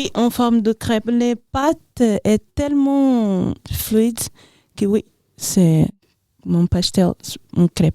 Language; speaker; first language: French; non-native, learner; Portuguese